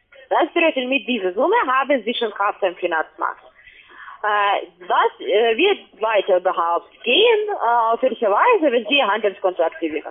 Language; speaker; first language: German; non-native, fluent; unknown